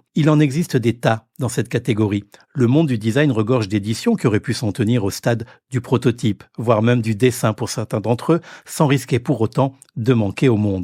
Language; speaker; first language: French; native; French